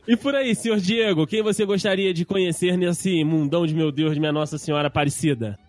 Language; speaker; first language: Portuguese; native; Portuguese